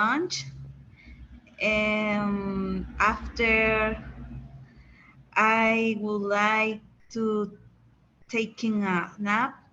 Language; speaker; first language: English; non-native, learner; Spanish